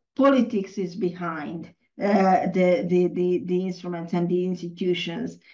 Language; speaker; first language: English; non-native, fluent; Hungarian